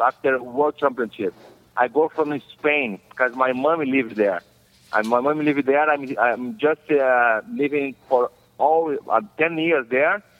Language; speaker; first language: English; non-native, learner; Portuguese